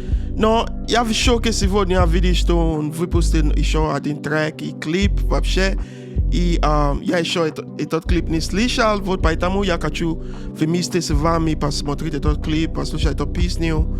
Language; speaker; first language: Russian; non-native, learner; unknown